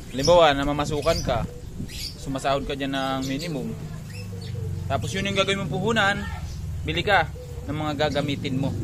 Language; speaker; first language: Filipino; non-native, local second language; Bikol